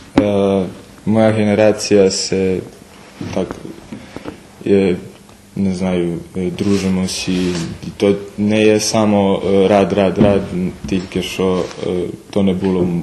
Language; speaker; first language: Ukrainian; early bilingual, heritage; Ukrainian